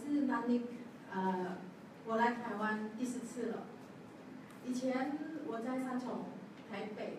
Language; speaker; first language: Chinese; non-native, learner; Javanese